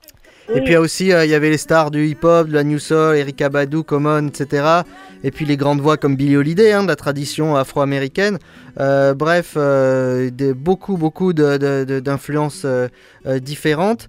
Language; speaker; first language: French; native; French